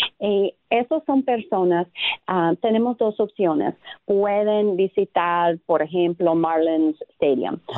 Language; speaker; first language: Spanish; non-native, fluent; English